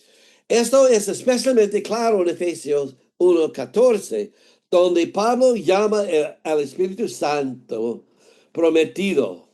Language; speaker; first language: Spanish; non-native, fluent; English